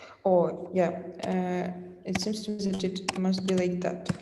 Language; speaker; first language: English; non-native, fluent; Russian